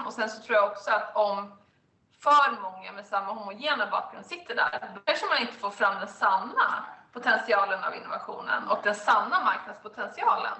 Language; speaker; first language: Swedish; native; Swedish